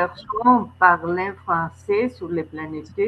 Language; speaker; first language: French; non-native, learner; Spanish